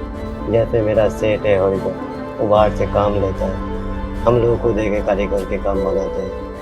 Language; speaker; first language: Hindi; non-native, local second language; Bangla